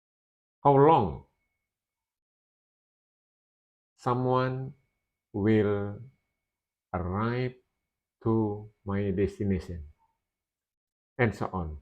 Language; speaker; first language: English; non-native, learner; Indonesian